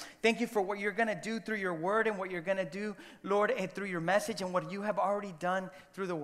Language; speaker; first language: English; non-native, fluent; Spanish